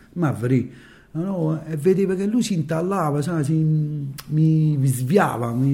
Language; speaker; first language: Italian; native; Italian